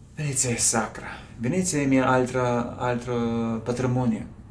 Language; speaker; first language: Italian; non-native, learner; Russian